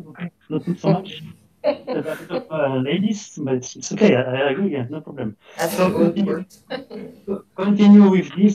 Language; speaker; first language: English; non-native, fluent; French